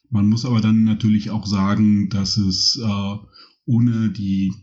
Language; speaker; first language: German; native; German